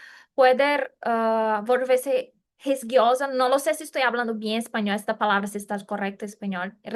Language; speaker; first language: Spanish; non-native, fluent; Portuguese